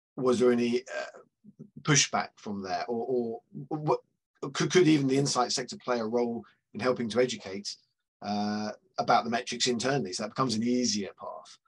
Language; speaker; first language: English; native; English